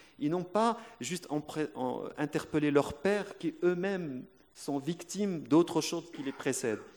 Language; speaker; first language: French; non-native, local second language; Arabic